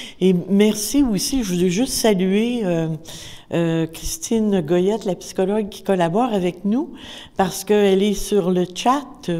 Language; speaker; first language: French; native; French